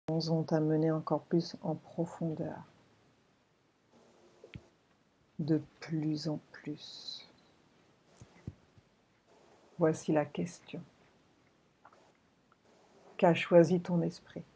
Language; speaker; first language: French; native; French